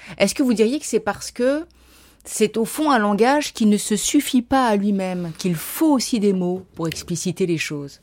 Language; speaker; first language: French; native; French